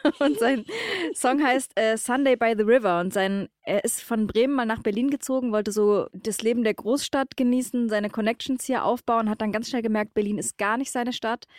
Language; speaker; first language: German; native; German